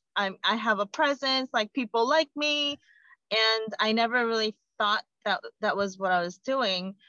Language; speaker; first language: English; non-native, fluent; Korean